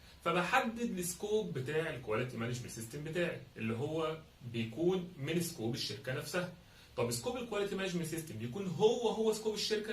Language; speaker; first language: Arabic; native; Arabic